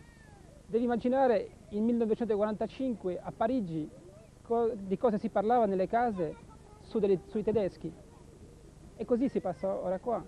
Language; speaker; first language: Italian; non-native, fluent; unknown